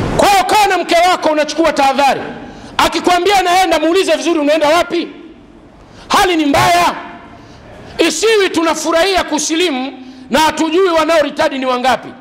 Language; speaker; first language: Swahili; native; Swahili